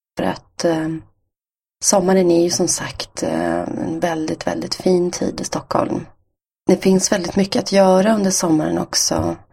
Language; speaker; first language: Swedish; native; Swedish